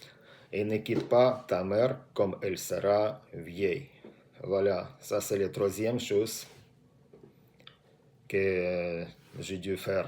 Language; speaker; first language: French; non-native, learner; Russian